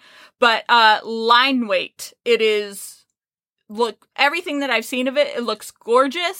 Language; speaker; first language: English; native; English